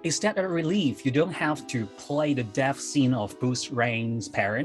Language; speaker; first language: English; non-native, fluent; Cantonese